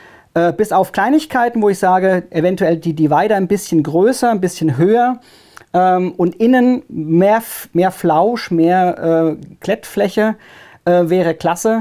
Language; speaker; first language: German; native; German